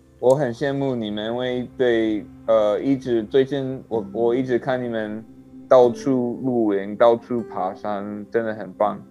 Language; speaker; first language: Chinese; non-native, learner; English